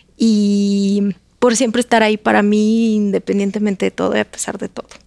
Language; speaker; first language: Spanish; non-native, fluent; Russian